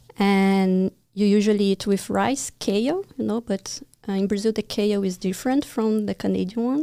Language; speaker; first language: English; non-native, fluent; Portuguese